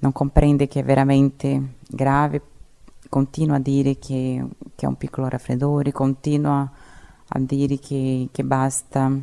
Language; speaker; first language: Italian; non-native, fluent; Portuguese